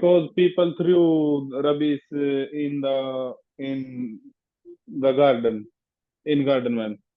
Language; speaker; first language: English; non-native, learner; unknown